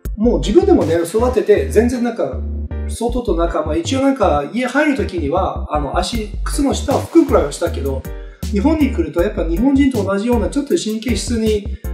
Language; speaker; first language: Japanese; non-native, fluent; English